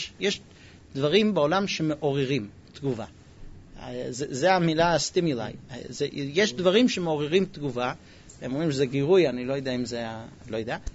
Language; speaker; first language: Hebrew; non-native, fluent; English